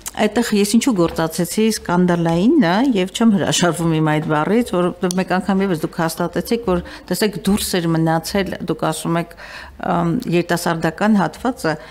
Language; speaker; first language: Armenian; native; Armenian